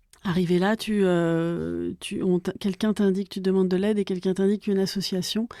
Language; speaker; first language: French; native; French